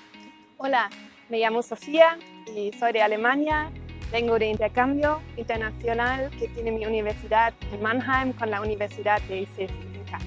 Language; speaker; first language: Spanish; non-native, fluent; German